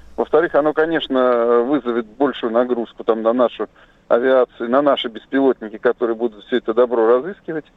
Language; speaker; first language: Russian; native; Russian